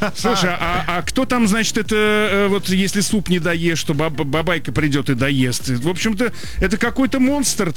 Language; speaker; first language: Russian; native; Russian